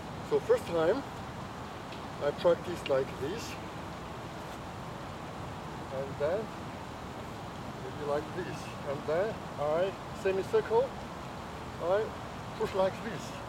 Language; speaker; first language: English; non-native, learner; Chinese